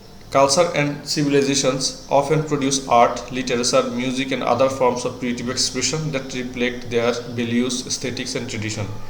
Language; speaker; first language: English; non-native, local second language; Bangla